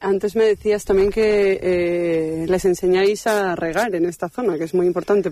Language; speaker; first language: Spanish; native; Spanish